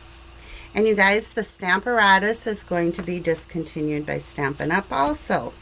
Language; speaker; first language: English; native; English